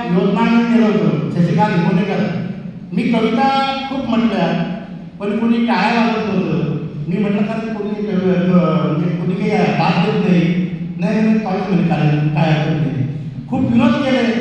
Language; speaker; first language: Marathi; non-native, local second language; Bhili